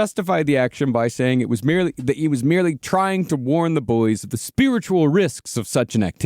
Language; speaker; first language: English; native; English